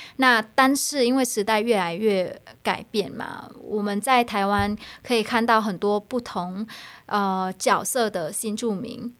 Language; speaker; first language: Chinese; non-native, fluent; Vietnamese